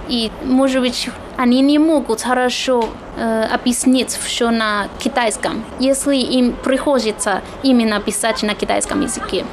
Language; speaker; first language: Russian; non-native, fluent; Chinese